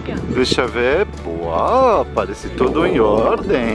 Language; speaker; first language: Portuguese; non-native, fluent; French